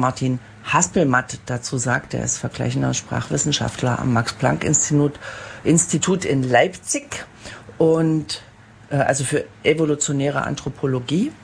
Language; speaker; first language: German; native; German